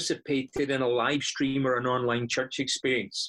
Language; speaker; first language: English; native; English